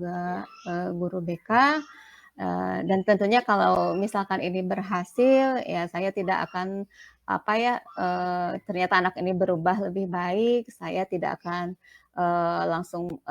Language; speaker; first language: Indonesian; non-native, local second language; Sundanese